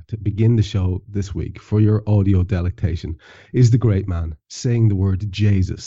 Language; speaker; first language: English; non-native, local second language; Irish